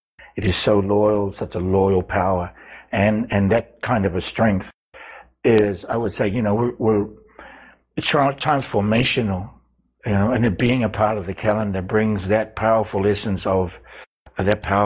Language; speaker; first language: English; native; English